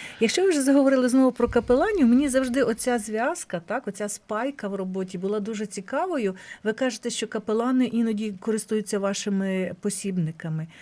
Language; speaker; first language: Ukrainian; native; Ukrainian